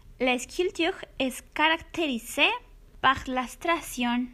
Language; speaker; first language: French; non-native, learner; Spanish